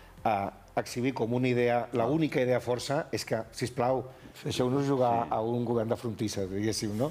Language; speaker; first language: Catalan; native; Catalan